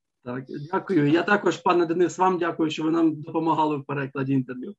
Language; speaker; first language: Ukrainian; native; Ukrainian